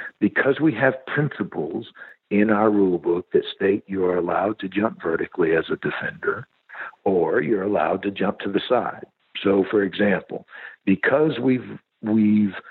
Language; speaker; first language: English; native; English